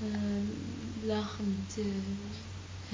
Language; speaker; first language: Dutch; non-native, learner; Arabic